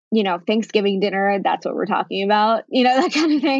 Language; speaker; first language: English; early bilingual, other home language; Bangla